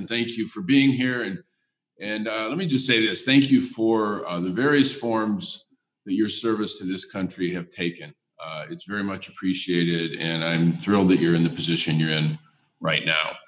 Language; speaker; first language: English; native; English